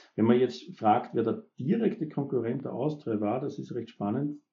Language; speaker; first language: German; native; German